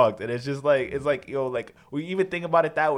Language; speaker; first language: English; native; English